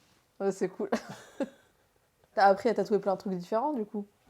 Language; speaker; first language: French; native; French